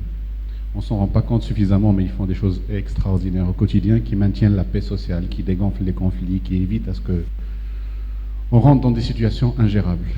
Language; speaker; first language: French; non-native, local second language; Arabic